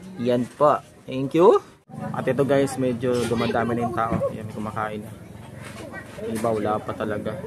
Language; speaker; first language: Filipino; non-native, local second language; Cebuano